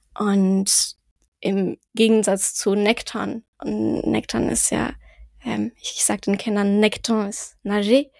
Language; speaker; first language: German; early bilingual, heritage; French